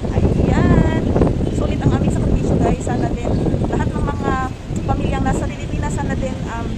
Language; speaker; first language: Filipino; non-native, local second language; Cebuano